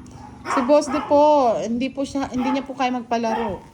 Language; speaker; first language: Filipino; native; Filipino